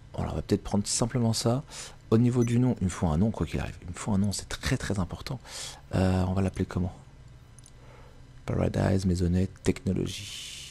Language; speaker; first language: French; native; French